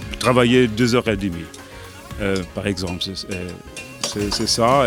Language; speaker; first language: French; non-native, learner; German